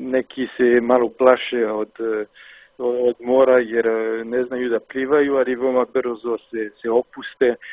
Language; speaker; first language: Serbian; non-native, fluent; French